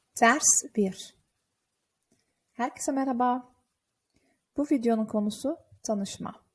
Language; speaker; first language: Turkish; early bilingual, heritage; Turkish